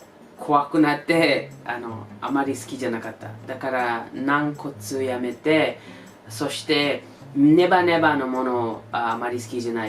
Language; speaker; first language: Japanese; non-native, learner; English